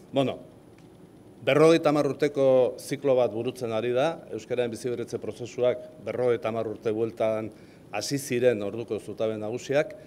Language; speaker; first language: Basque; native; Basque